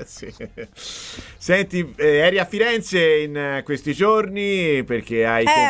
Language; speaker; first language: Italian; native; Italian